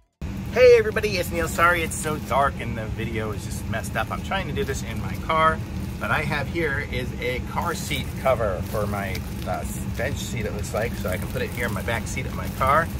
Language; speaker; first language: English; native; English